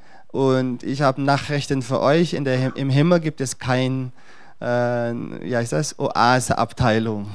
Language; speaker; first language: German; non-native, fluent; Dutch